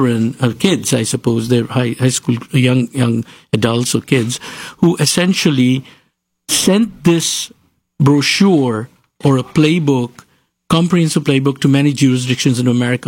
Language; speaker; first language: English; non-native, local second language; Gujarati